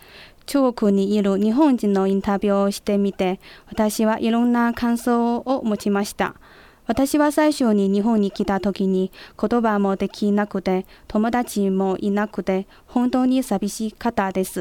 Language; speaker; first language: Japanese; non-native, fluent; Chinese